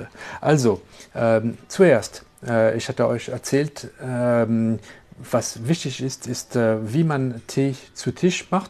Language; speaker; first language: German; non-native, local second language; French